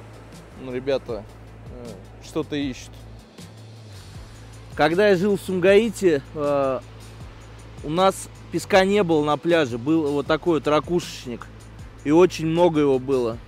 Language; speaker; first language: Russian; native; Russian